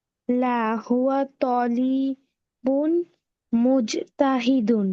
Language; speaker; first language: Arabic; non-native, learner; Bangla